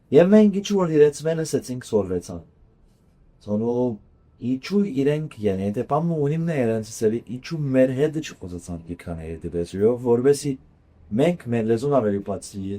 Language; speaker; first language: Armenian; early bilingual, heritage; Armenian